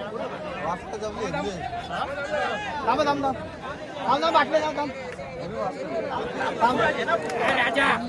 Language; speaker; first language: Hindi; non-native, local second language; Marathi